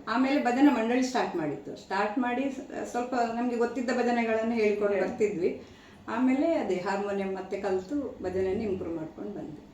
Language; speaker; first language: Kannada; non-native, local second language; Tulu